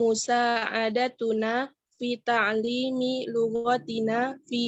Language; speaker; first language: Arabic; non-native, learner; Indonesian